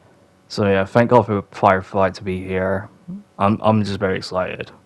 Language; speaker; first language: English; native; English